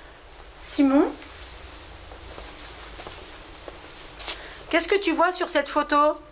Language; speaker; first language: French; native; French